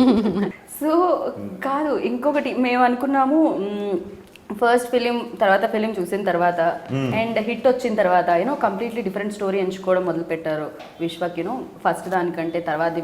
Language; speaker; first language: Telugu; native; Telugu